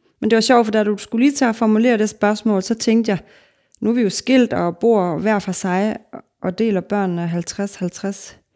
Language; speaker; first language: Danish; native; Danish